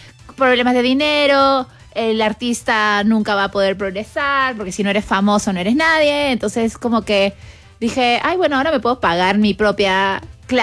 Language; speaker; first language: Spanish; native; Spanish